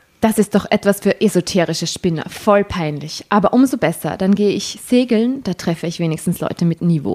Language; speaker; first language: German; native; German